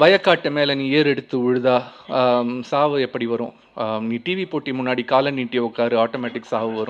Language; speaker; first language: Tamil; native; Tamil